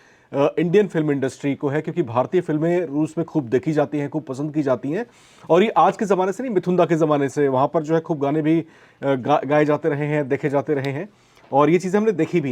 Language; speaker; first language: Hindi; native; Hindi